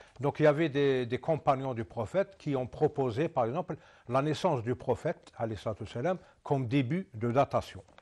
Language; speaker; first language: French; non-native, local second language; Arabic